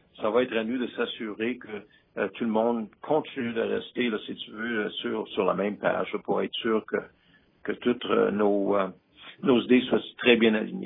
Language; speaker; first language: French; native; French